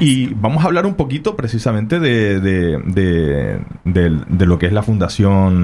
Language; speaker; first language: Spanish; native; Spanish